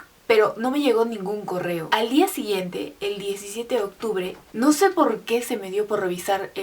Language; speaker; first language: Spanish; native; Spanish